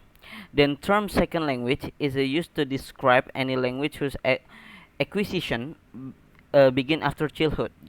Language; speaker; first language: English; non-native, learner; Indonesian